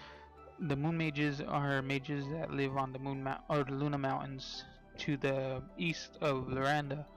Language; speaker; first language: English; native; English